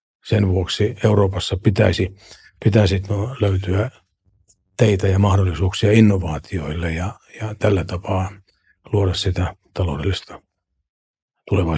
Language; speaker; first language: Finnish; native; Finnish